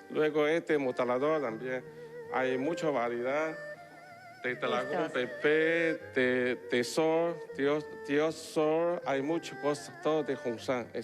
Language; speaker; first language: Spanish; non-native, learner; Chinese